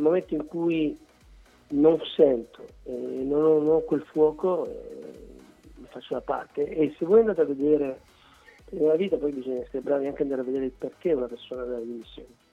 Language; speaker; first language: Italian; native; Italian